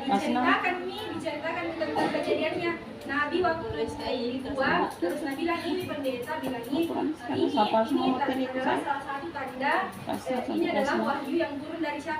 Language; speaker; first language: Indonesian; native; Indonesian